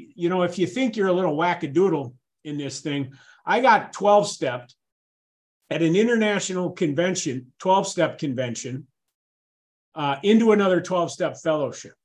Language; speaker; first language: English; native; English